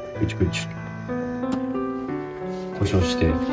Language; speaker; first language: Japanese; native; Japanese